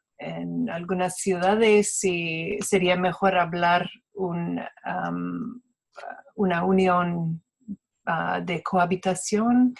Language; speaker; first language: Spanish; non-native, fluent; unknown